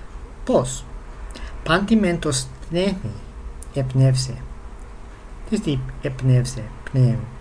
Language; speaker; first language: Greek; non-native, fluent; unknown